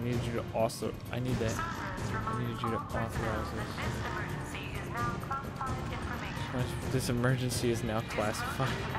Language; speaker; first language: English; native; English